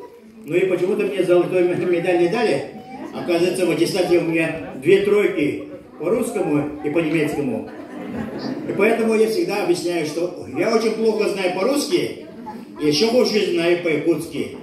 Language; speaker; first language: Russian; non-native, local second language; Yakut